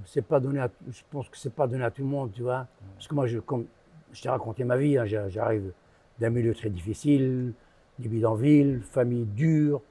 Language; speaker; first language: French; early bilingual, other home language; Arabic